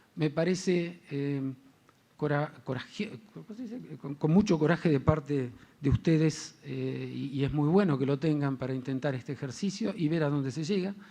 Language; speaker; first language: Spanish; native; Spanish